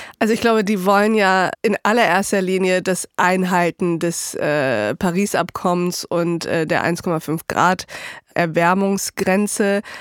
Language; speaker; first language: German; early bilingual, other home language; Turkish